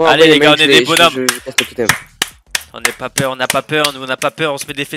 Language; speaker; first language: French; native; French